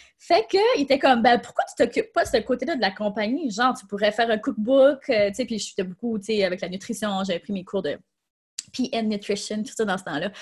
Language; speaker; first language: French; native; French